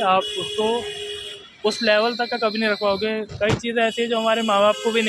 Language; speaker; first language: Hindi; native; Hindi